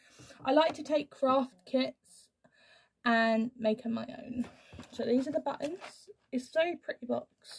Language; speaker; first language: English; native; English